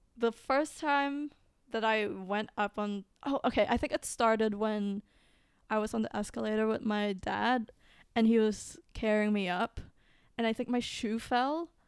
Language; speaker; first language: English; early bilingual, other home language; Filipino